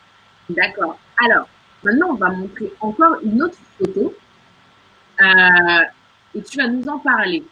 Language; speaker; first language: French; native; French